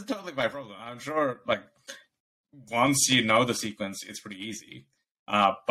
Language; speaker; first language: English; non-native, local second language; Bangla